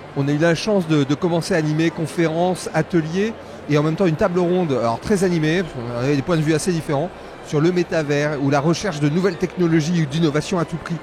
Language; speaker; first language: French; native; French